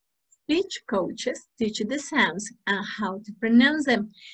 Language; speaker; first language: English; non-native, fluent; Spanish